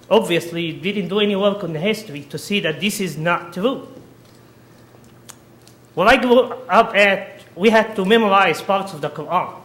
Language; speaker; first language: English; non-native, fluent; Arabic